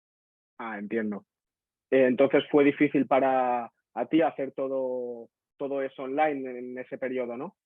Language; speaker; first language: Spanish; non-native, learner; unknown